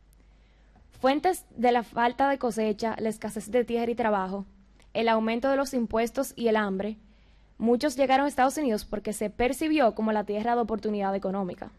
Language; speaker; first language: Spanish; early bilingual, heritage; Spanish